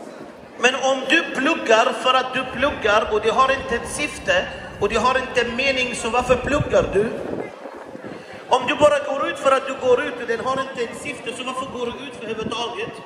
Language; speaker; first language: Swedish; non-native, fluent; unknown